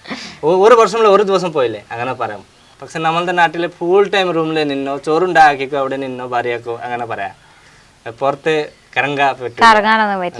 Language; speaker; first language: Malayalam; non-native, local second language; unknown